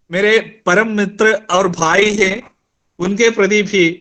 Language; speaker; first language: Hindi; non-native, local second language; Malayalam